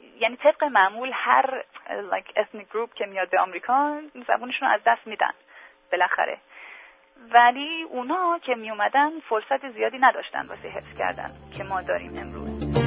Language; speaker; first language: Persian; early bilingual, heritage; English